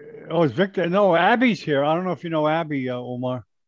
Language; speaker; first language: English; native; English